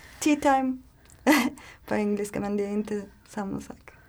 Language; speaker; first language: Swedish; non-native, learner; Turkish